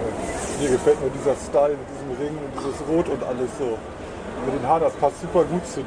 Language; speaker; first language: German; native; German